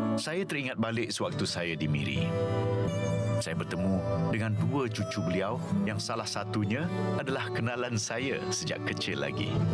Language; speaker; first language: Malay; native; Malay